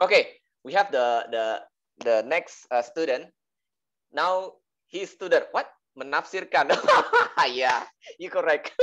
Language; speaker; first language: English; non-native, learner; Indonesian